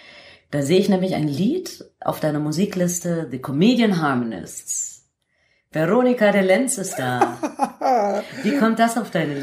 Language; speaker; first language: German; native; German